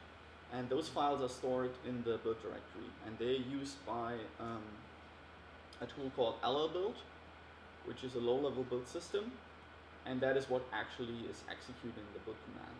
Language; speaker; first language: English; non-native, fluent; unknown